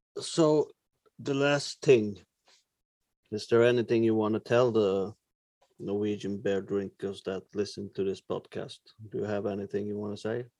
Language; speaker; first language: English; non-native, learner; Norwegian